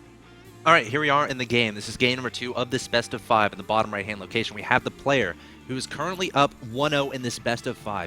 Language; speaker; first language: English; native; English